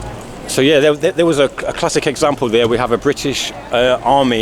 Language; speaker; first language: English; native; English